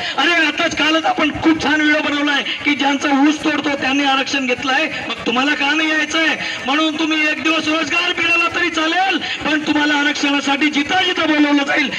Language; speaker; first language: Marathi; non-native, local second language; Lambadi